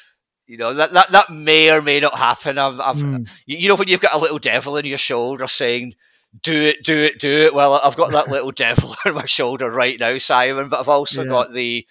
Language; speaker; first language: English; native; English